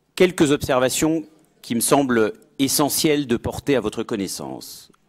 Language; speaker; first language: French; native; French